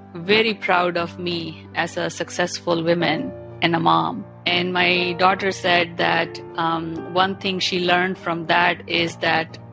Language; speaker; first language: English; non-native, local second language; Punjabi